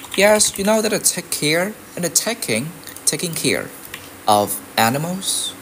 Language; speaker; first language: English; non-native, fluent; Vietnamese